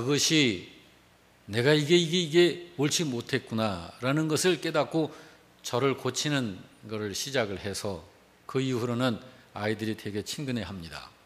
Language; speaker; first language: Korean; native; Korean